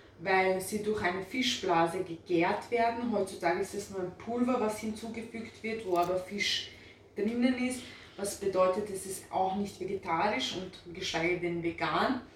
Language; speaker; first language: German; early bilingual, other home language; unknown